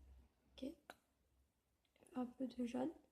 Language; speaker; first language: French; native; French